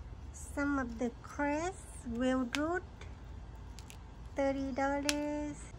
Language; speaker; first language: English; non-native, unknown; Vietnamese